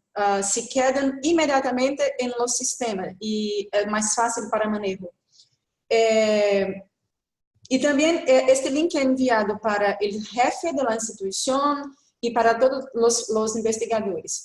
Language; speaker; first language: Spanish; non-native, fluent; Portuguese